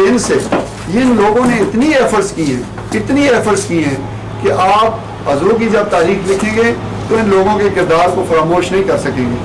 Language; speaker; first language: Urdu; non-native, local second language; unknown